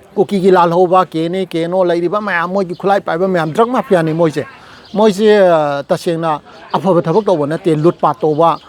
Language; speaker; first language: Manipuri; native; Manipuri